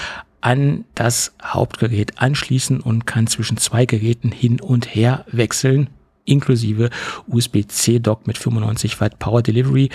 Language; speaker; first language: German; native; German